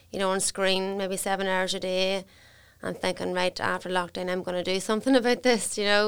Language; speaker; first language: English; native; English